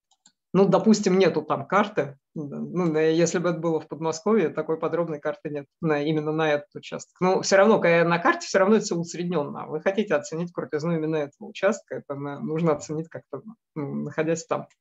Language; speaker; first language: Russian; native; Russian